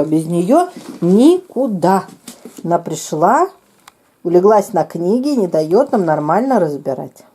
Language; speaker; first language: Russian; native; Russian